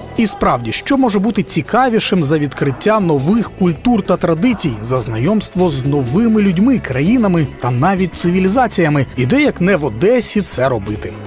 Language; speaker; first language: Ukrainian; native; Ukrainian